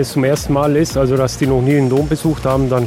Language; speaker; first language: German; native; German